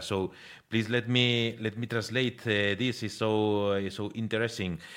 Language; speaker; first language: English; non-native, learner; Spanish